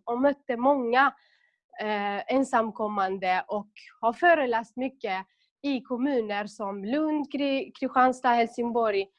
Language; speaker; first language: Swedish; non-native, local second language; Kurdish